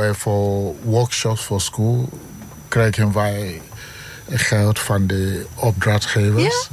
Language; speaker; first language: Dutch; non-native, learner; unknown